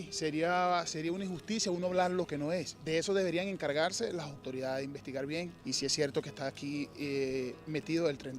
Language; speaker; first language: Spanish; native; Spanish